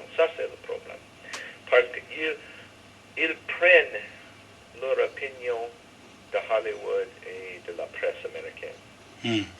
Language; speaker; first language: French; non-native, learner; English